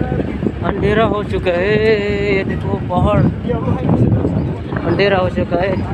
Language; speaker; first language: Hindi; non-native, local second language; Bodo